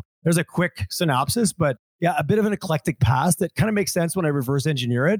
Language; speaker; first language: English; native; English